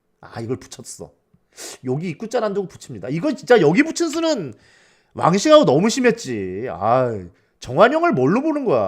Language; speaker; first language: Korean; native; Korean